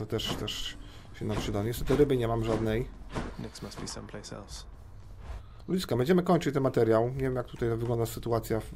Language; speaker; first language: Polish; native; Polish